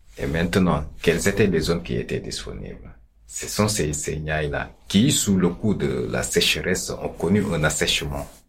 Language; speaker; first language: French; non-native, local second language; Wolof